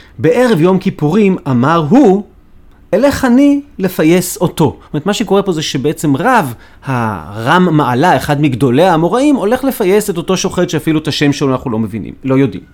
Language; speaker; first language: Hebrew; native; Hebrew